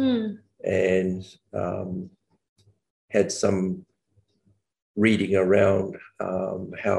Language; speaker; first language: English; native; English